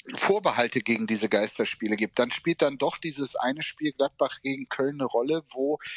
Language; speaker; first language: German; native; German